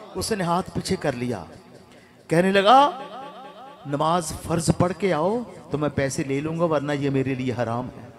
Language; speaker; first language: Urdu; non-native, local second language; Punjabi